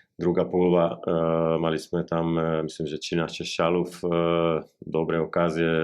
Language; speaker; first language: Polish; non-native, learner; Slovak